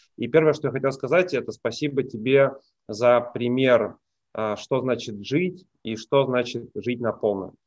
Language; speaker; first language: Russian; native; Russian